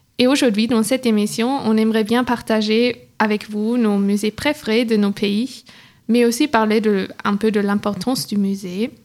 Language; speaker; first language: French; non-native, fluent; German